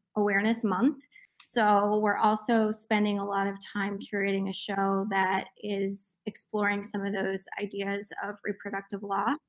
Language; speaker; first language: English; native; English